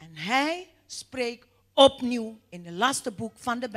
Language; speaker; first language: Dutch; non-native, fluent; Indonesian